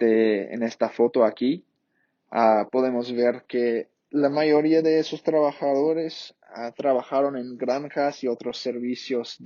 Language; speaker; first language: Spanish; non-native, fluent; English